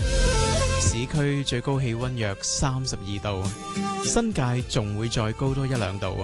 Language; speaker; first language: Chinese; non-native, local second language; Cantonese